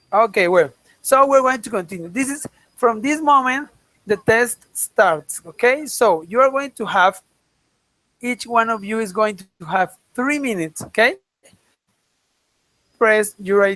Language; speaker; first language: English; non-native, fluent; Spanish